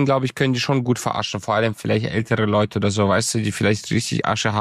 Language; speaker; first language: German; early bilingual, other home language; Romanian